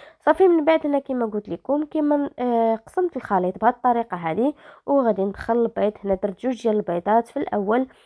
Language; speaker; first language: Arabic; native; Arabic